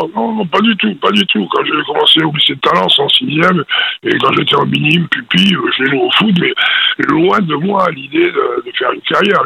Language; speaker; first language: French; native; French